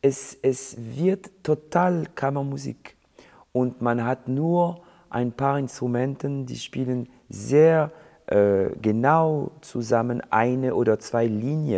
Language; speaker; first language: German; non-native, fluent; French